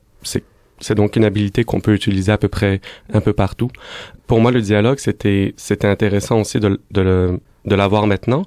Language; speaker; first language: French; native; French